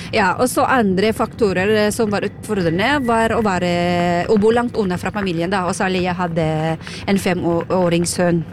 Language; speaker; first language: Norwegian; non-native, fluent; Filipino